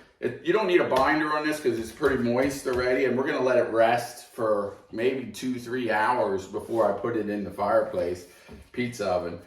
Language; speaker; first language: English; native; English